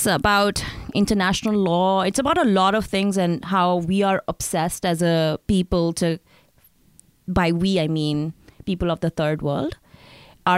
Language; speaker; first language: English; non-native, local second language; Urdu